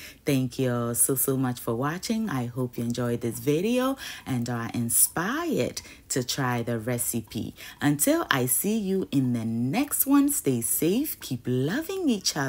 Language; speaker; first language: English; non-native, local second language; Ga